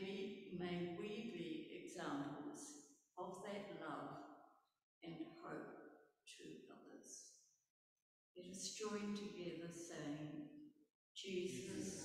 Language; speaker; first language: English; native; English